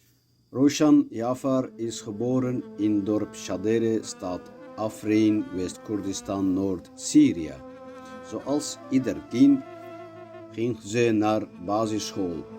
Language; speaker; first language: Dutch; non-native, learner; Kurdish